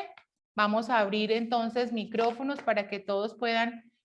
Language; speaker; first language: Spanish; native; Spanish